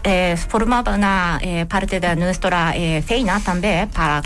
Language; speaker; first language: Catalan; non-native, learner; Japanese